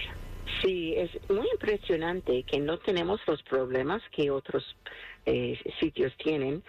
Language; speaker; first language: Spanish; non-native, fluent; English